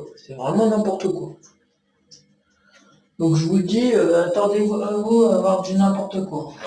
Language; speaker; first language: French; native; French